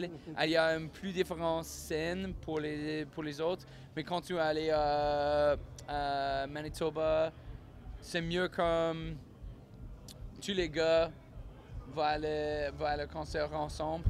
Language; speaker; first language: French; non-native, learner; English